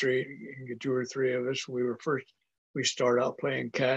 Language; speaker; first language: English; native; English